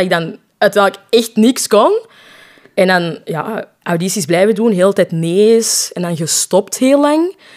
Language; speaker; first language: Dutch; non-native, local second language; French